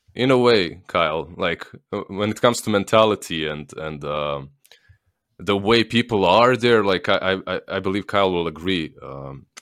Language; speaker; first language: English; non-native, fluent; Bosnian